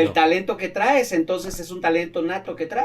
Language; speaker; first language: Spanish; native; Spanish